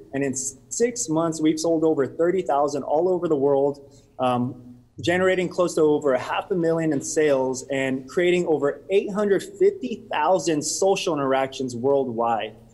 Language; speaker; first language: English; native; English